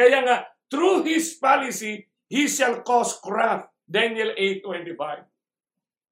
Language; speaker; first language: English; non-native, local second language; Filipino